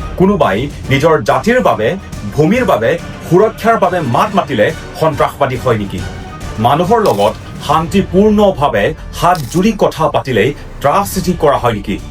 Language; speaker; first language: Assamese; non-native, local second language; Karbi